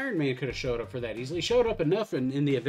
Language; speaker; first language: English; native; English